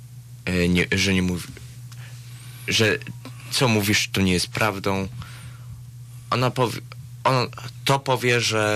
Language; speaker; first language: Polish; early bilingual, heritage; Polish